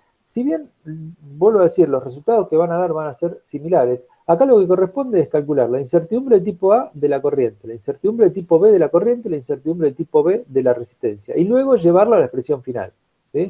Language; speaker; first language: Spanish; native; Spanish